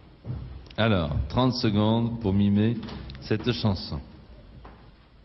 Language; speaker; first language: French; native; French